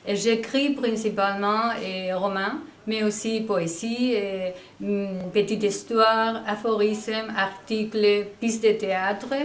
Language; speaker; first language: French; non-native, learner; Spanish